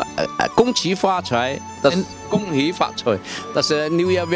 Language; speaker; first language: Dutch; non-native, learner; Cantonese